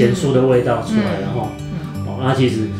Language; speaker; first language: Chinese; native; Chinese